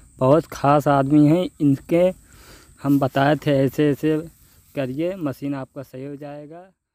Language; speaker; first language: Hindi; native; Hindi